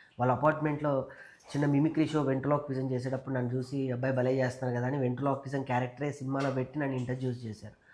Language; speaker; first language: Telugu; native; Telugu